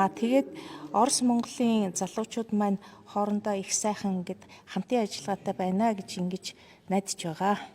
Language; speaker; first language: Mongolian; non-native, fluent; Russian